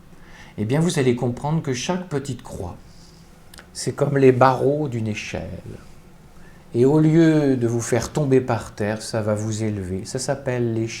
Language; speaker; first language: French; native; French